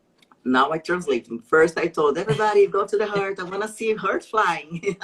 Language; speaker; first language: English; non-native, learner; Portuguese